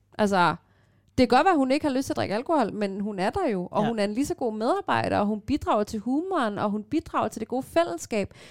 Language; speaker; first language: Danish; early bilingual, other home language; Persian